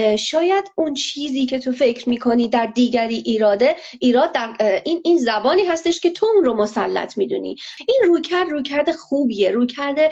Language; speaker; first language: Persian; non-native, local second language; Azerbaijani